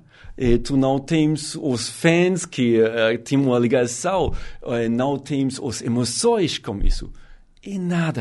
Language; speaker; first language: Portuguese; non-native, learner; German